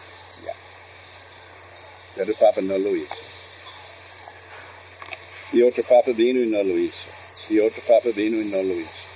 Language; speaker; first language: Spanish; non-native, fluent; English